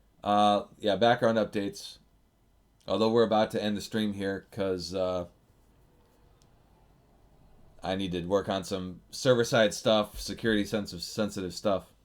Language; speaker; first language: English; native; English